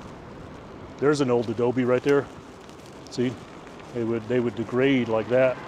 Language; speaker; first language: English; native; English